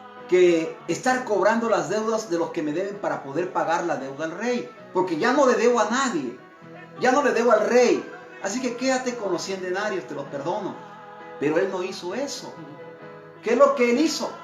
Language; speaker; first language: Spanish; native; Spanish